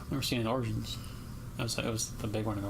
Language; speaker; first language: English; native; English